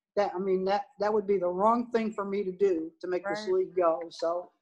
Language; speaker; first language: English; native; English